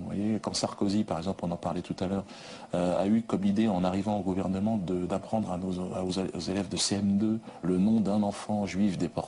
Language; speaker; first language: French; native; French